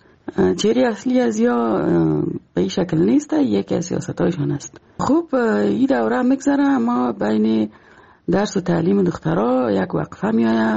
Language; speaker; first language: Persian; native; Persian